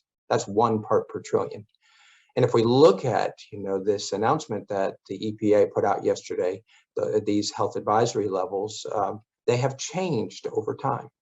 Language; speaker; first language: English; native; English